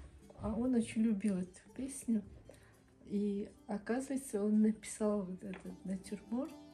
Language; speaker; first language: Russian; non-native, local second language; Tajik